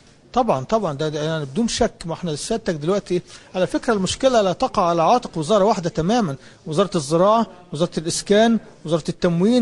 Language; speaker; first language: Arabic; native; Arabic